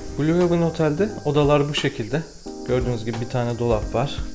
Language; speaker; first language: Turkish; native; Turkish